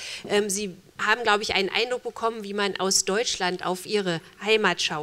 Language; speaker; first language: German; native; German